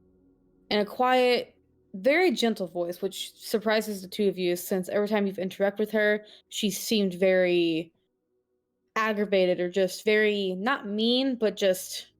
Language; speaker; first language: English; native; English